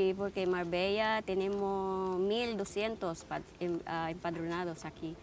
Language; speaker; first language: Spanish; non-native, fluent; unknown